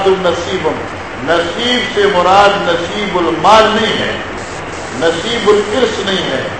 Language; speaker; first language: Urdu; non-native, local second language; Northern Hindko